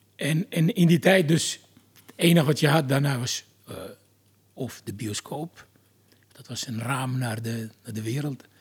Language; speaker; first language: Dutch; non-native, fluent; Arabic